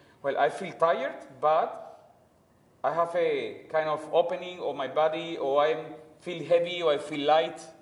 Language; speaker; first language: English; non-native, learner; Spanish